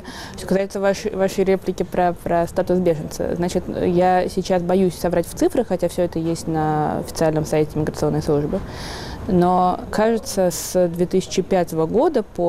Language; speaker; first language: Russian; native; Russian